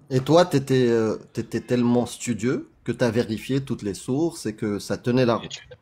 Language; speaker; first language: French; native; French